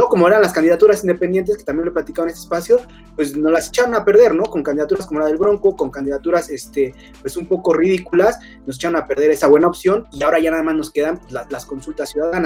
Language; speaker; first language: Spanish; native; Spanish